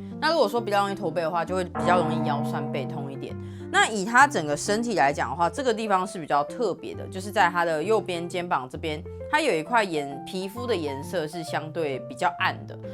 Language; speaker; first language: Chinese; native; Chinese